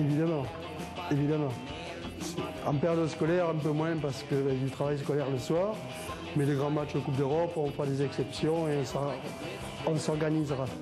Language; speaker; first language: French; native; French